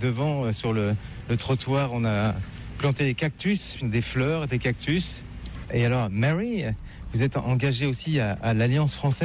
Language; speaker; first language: French; native; French